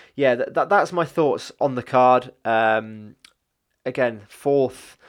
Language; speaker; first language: English; native; English